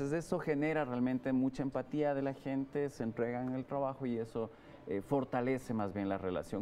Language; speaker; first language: Spanish; native; Spanish